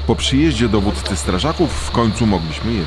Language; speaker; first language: Polish; native; Polish